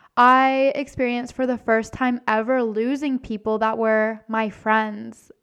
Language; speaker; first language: English; native; English